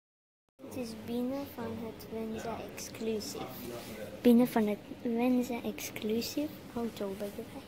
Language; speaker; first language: Dutch; non-native, learner; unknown